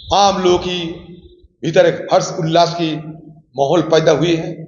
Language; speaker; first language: Hindi; non-native, local second language; Bangla